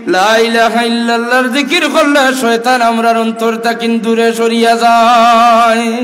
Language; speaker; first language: Bangla; non-native, local second language; Sylheti